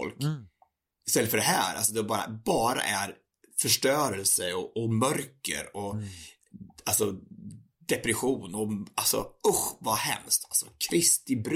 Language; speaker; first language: Swedish; native; Swedish